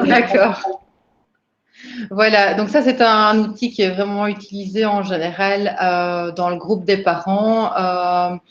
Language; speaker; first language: French; native; French